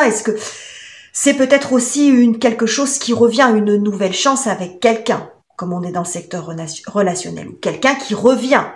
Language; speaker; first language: French; native; French